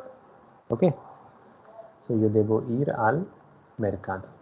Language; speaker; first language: Spanish; non-native, fluent; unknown